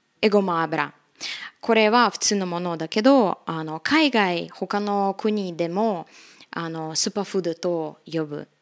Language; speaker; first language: Japanese; non-native, fluent; Russian